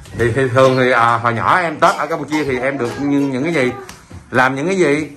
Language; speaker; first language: Vietnamese; native; Vietnamese